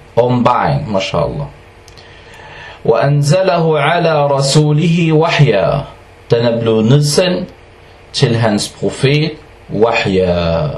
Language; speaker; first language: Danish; non-native, fluent; Arabic